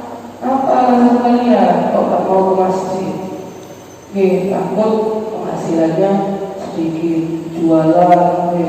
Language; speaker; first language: Indonesian; native; Indonesian